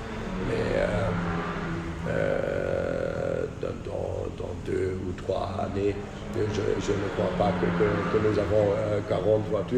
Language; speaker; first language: French; non-native, fluent; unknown